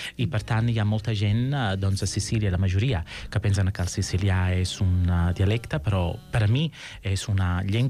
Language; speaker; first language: Catalan; non-native, fluent; Sicilian